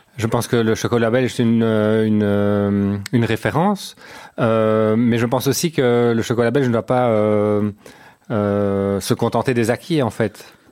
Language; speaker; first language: French; native; French